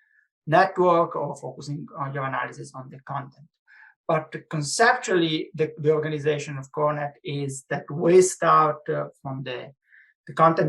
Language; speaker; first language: English; non-native, fluent; Italian